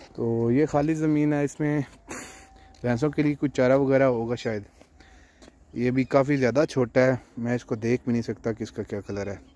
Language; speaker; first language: Urdu; non-native, local second language; Punjabi